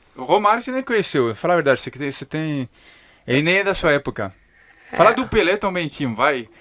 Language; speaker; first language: Portuguese; non-native, fluent; French